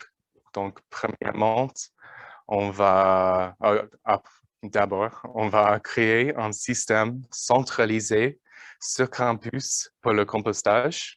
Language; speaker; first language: French; non-native, learner; English